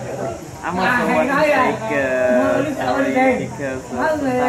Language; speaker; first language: English; non-native, learner; Vietnamese